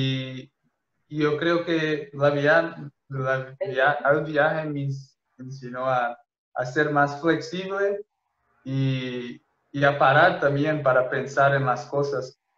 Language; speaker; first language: Spanish; non-native, fluent; Portuguese